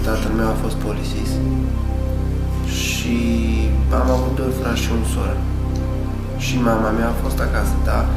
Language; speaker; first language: Romanian; non-native, learner; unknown